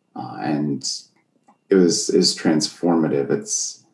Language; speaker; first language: English; native; English